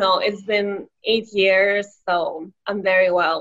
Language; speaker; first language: English; non-native, fluent; Lithuanian